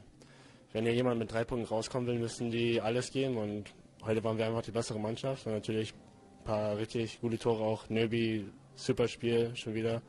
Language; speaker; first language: German; early bilingual, heritage; English